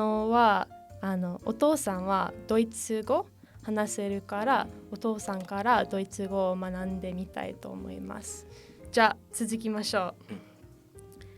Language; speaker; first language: Japanese; non-native, learner; English